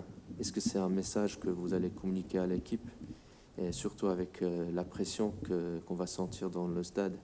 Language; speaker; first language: French; non-native, fluent; English